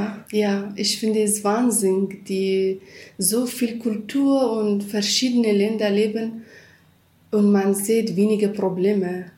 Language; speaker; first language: German; non-native, learner; Kurdish